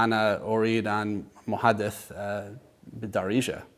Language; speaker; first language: Arabic; non-native, learner; English